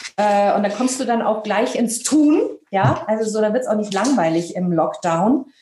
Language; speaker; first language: German; native; German